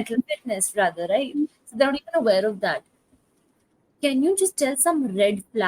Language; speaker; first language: English; non-native, local second language; Hindi